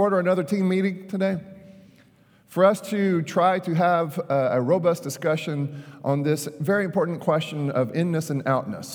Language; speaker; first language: English; native; English